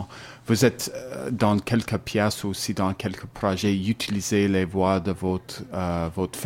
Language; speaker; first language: French; non-native, learner; English